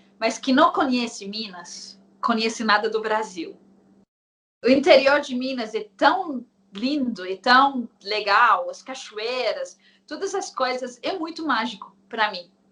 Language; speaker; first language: Portuguese; non-native, fluent; Arabic